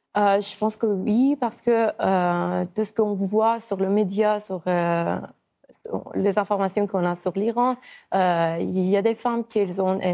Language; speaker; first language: French; non-native, fluent; Persian